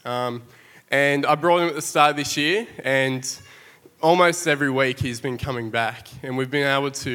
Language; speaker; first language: English; native; English